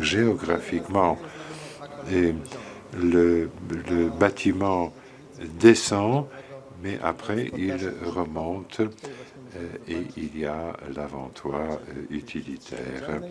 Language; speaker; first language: French; non-native, fluent; Polish